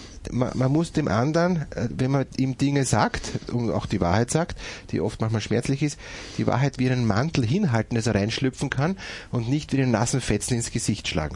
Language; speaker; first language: German; native; German